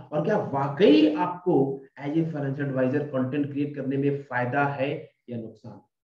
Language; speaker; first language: Hindi; native; Hindi